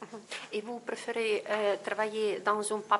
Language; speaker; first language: French; non-native, learner; Russian